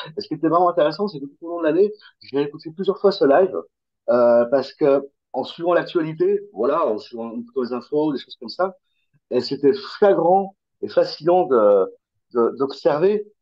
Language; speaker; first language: French; native; French